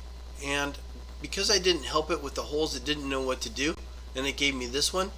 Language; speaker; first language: English; native; English